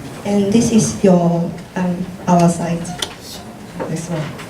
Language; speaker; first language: English; non-native, learner; Cantonese